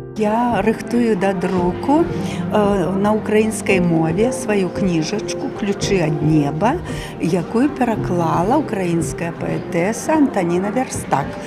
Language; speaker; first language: Belarusian; native; Belarusian